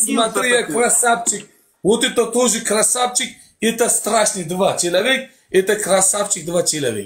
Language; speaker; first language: Russian; non-native, learner; Uzbek